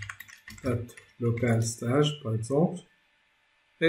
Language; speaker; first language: French; non-native, local second language; Arabic